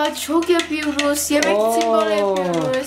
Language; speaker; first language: Turkish; non-native, learner; Indonesian